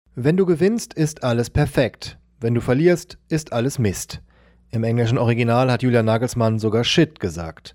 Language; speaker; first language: German; native; German